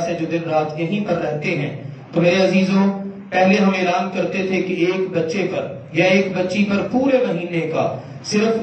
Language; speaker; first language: Urdu; native; Urdu